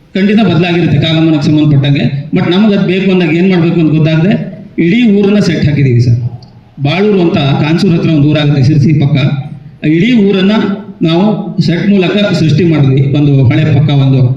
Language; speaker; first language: Kannada; native; Kannada